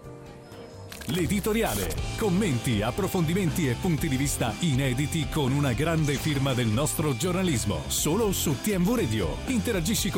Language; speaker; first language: Italian; native; Italian